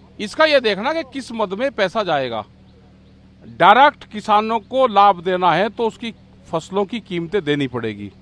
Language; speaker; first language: Hindi; native; Hindi